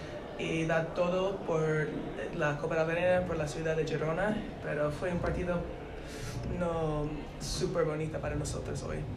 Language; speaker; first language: Spanish; non-native, learner; English